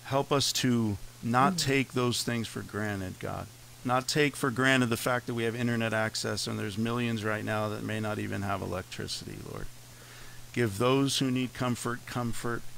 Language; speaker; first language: English; native; English